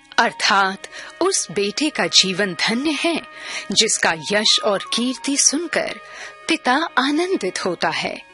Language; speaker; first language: Hindi; native; Hindi